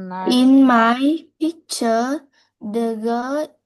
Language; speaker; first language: English; non-native, learner; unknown